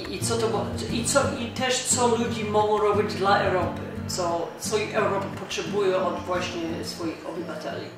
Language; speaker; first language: Polish; non-native, fluent; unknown